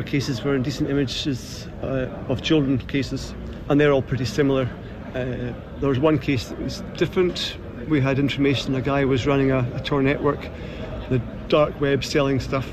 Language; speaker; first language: English; native; English